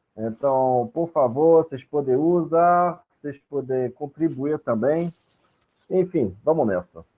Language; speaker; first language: Portuguese; non-native, fluent; French